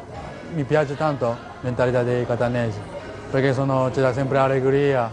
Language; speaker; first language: Italian; non-native, learner; Japanese